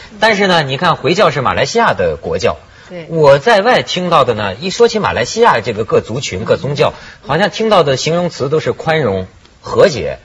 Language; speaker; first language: Chinese; native; Chinese